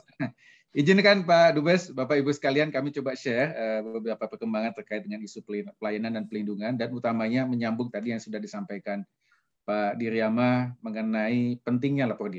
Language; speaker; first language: Indonesian; native; Indonesian